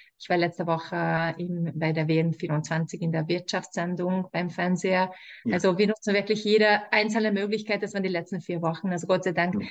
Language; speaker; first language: German; non-native, fluent; Hungarian